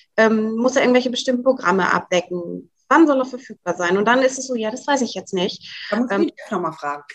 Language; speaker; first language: German; native; German